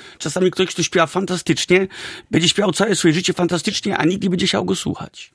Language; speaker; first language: Polish; early bilingual, heritage; Polish